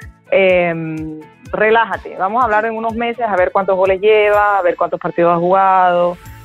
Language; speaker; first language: Spanish; native; Spanish